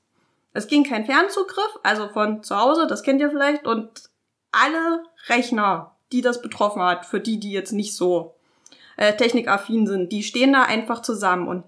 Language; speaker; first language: German; native; German